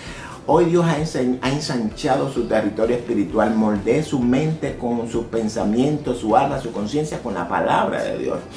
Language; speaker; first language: Spanish; native; Spanish